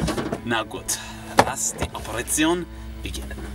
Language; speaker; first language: German; non-native, learner; English